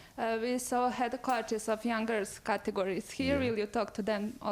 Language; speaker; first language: English; non-native, fluent; Serbian